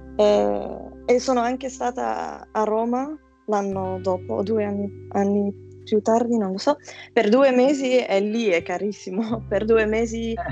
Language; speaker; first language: Italian; non-native, fluent; Dutch